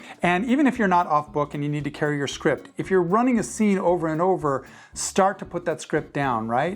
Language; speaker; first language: English; native; English